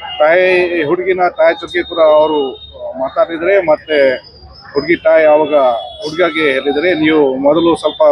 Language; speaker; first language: Kannada; non-native, fluent; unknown